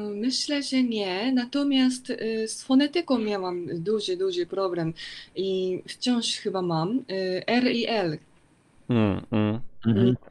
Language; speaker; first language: Polish; non-native, fluent; Japanese